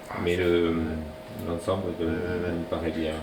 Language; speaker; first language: French; native; French